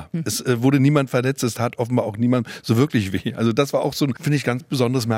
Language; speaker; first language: German; native; German